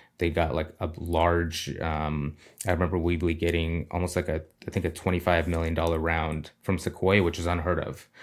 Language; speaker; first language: English; early bilingual, other home language; Russian